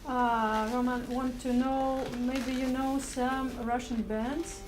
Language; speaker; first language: English; non-native, learner; Russian